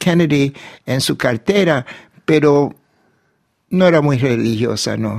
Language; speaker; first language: Spanish; early bilingual, heritage; Spanish